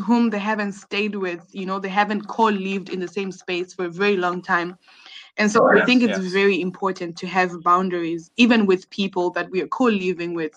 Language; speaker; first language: English; non-native, local second language; Shona